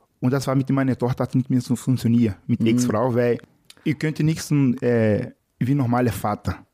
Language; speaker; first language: German; non-native, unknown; Portuguese